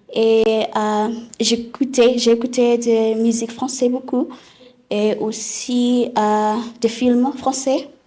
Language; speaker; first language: French; non-native, fluent; Southern Sotho